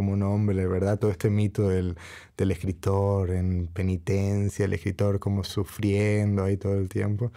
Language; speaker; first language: Spanish; native; Spanish